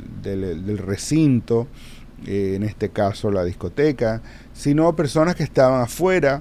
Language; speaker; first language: Spanish; native; Spanish